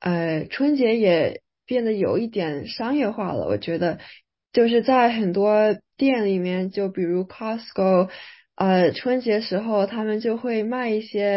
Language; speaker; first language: Chinese; early bilingual, other home language; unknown